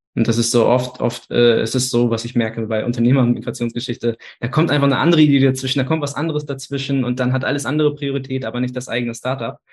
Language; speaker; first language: German; early bilingual, other home language; Turkish